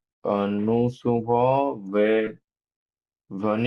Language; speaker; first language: French; non-native, learner; Bangla